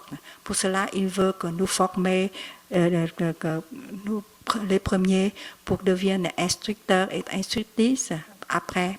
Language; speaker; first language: French; non-native, learner; Vietnamese